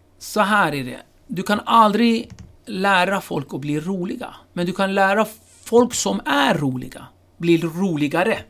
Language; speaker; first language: Swedish; early bilingual, other home language; Kurdish